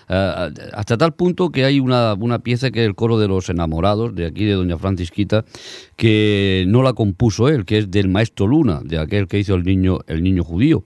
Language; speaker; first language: Spanish; native; Spanish